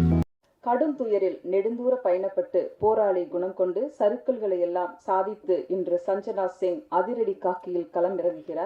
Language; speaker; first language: Tamil; native; Tamil